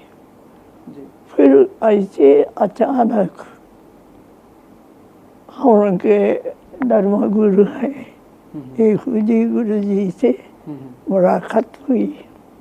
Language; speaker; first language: Hindi; non-native, fluent; Japanese